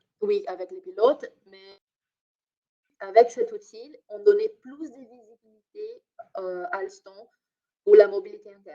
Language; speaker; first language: French; non-native, fluent; Portuguese